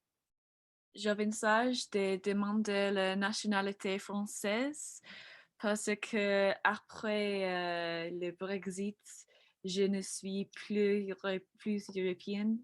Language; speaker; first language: French; non-native, learner; English